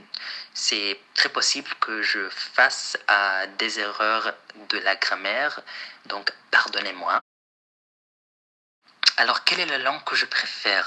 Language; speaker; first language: French; non-native, fluent; Arabic